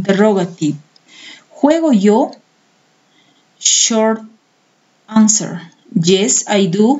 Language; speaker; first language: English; non-native, fluent; Spanish